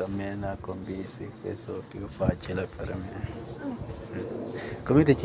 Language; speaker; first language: Italian; non-native, learner; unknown